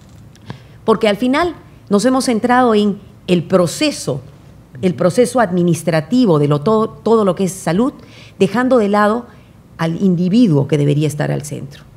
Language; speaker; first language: Spanish; native; Spanish